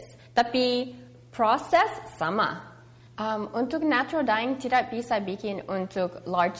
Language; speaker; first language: Indonesian; early bilingual, heritage; English